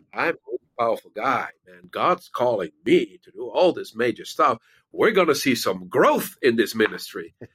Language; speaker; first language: English; non-native, fluent; Dutch